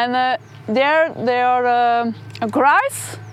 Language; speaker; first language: English; non-native, learner; Dutch